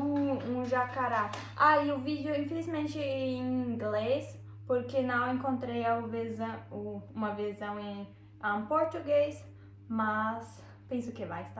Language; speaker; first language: Portuguese; non-native, learner; German